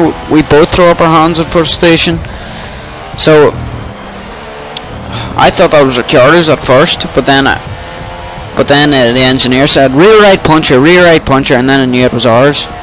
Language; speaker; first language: English; native; English